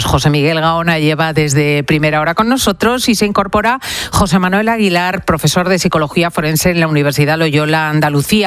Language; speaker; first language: Spanish; native; Spanish